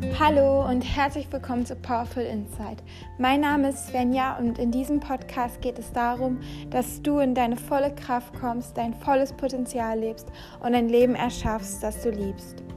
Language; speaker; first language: German; native; German